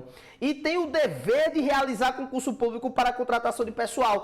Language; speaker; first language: Portuguese; native; Portuguese